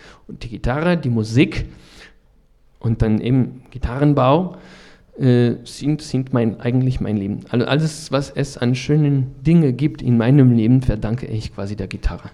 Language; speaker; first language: German; non-native, fluent; French